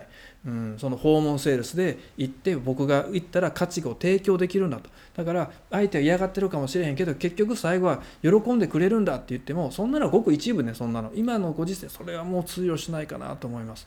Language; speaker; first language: Japanese; native; Japanese